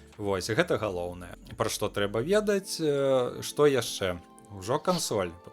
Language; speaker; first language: Belarusian; non-native, local second language; Russian